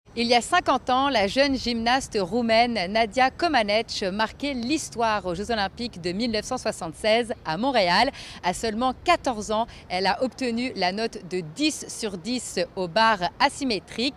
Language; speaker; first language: French; native; French